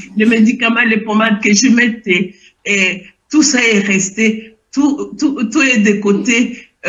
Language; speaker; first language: French; non-native, local second language; Lingala